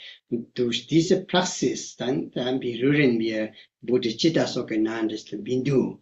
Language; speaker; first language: German; non-native, fluent; Tibetan